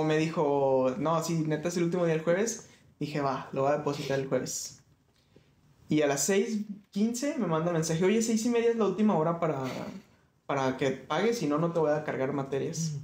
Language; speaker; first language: Spanish; native; Spanish